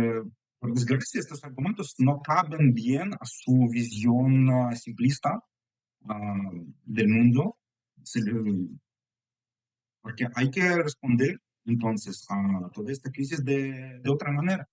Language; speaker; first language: Spanish; non-native, fluent; Ukrainian